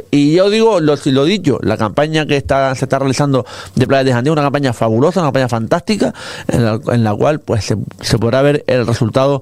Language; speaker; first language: Spanish; native; Spanish